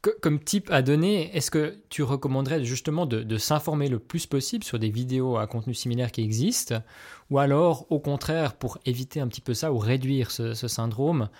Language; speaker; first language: French; native; French